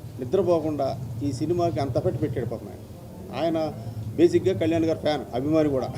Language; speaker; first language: Telugu; native; Telugu